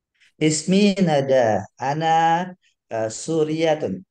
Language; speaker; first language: Arabic; non-native, learner; Indonesian